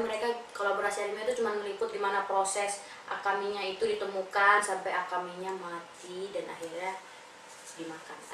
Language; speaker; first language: Indonesian; native; Indonesian